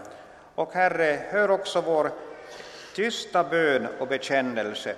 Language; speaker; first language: Swedish; non-native, local second language; Finnish